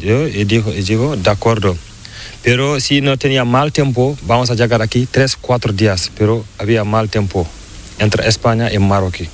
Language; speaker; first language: Spanish; non-native, learner; Fula